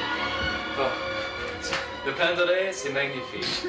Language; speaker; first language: French; non-native, learner; English